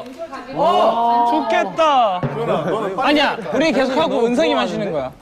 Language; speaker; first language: Korean; native; Korean